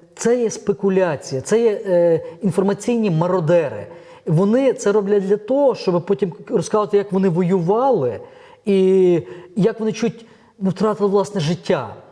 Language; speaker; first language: Ukrainian; native; Ukrainian